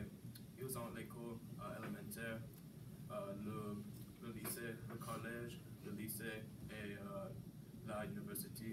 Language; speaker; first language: French; non-native, learner; English